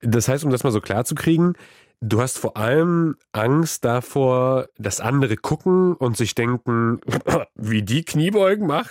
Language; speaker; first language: German; native; German